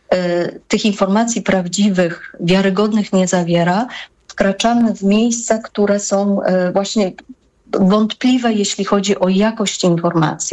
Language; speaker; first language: Polish; native; Polish